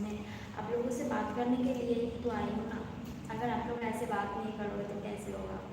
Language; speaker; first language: Hindi; non-native, local second language; Bangla